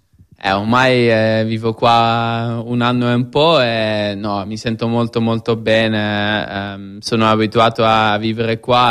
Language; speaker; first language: Italian; non-native, fluent; Dutch